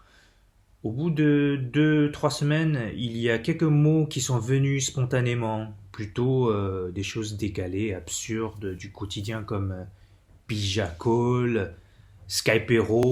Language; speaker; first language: French; non-native, fluent; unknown